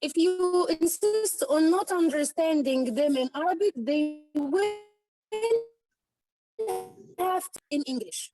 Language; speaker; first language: English; non-native, fluent; Arabic